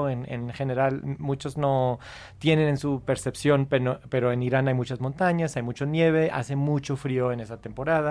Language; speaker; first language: Spanish; non-native, fluent; English